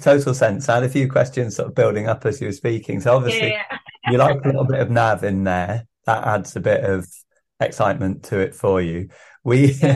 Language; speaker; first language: English; native; English